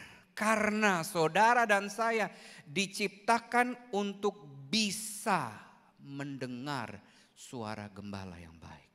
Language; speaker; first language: Indonesian; native; Indonesian